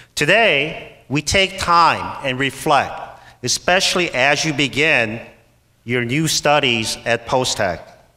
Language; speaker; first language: English; native; English